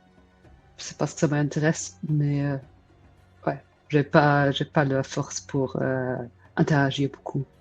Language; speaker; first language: French; non-native, fluent; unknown